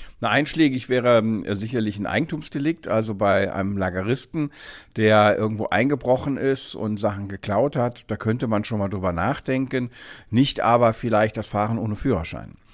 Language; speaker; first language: German; native; German